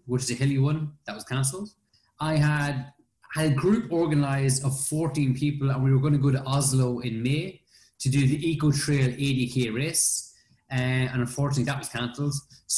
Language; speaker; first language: English; native; English